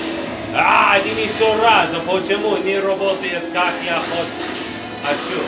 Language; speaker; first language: Russian; non-native, learner; English